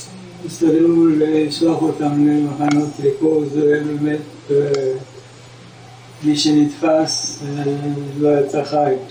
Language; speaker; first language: Hebrew; early bilingual, other home language; Croatian